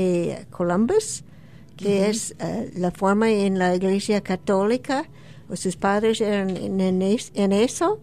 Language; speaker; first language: Spanish; non-native, fluent; English